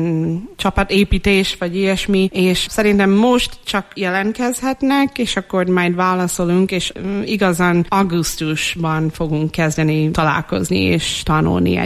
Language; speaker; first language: Hungarian; non-native, fluent; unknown